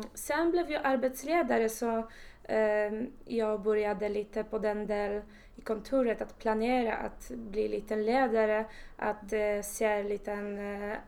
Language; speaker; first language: Swedish; non-native, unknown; Polish